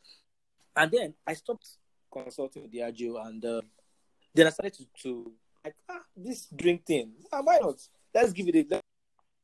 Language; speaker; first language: English; non-native, local second language; Yoruba